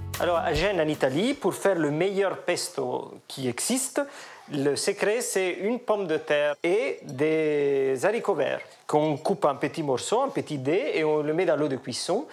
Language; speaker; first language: French; non-native, fluent; Italian